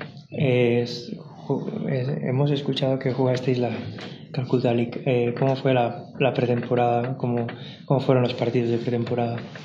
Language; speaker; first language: Spanish; native; Spanish